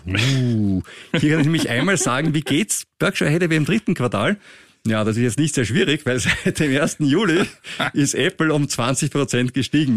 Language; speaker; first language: German; native; German